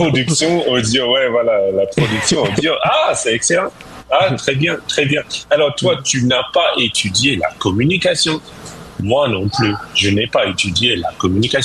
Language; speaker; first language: French; non-native, fluent; English